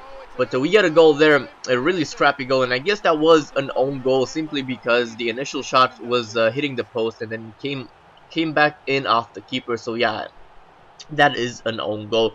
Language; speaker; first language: English; native; English